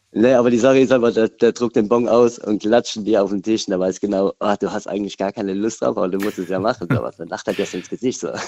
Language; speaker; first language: German; native; German